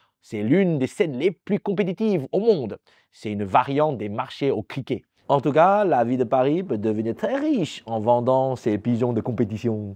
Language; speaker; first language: French; native; French